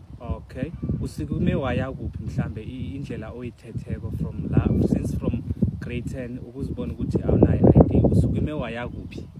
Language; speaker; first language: Zulu; non-native, local second language; South Ndebele